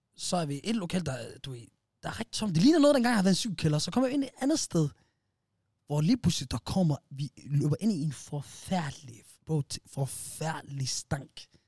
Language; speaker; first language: Danish; early bilingual, other home language; Somali